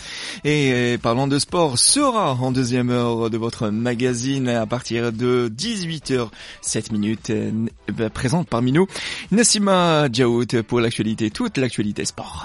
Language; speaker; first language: French; non-native, local second language; Arabic